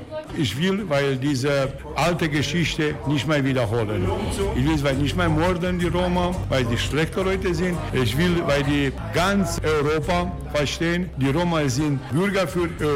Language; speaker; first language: German; non-native, learner; Romanian